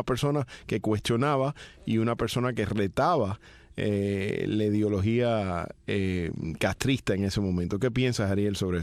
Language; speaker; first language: Spanish; early bilingual, heritage; Spanish